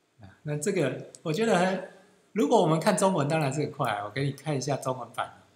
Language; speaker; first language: Chinese; native; Chinese